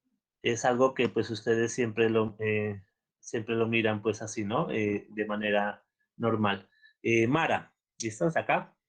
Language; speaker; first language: Spanish; native; Spanish